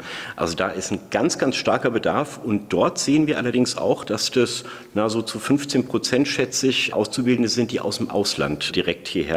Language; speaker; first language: German; native; German